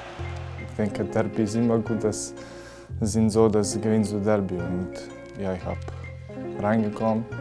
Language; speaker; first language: German; non-native, learner; Slovenian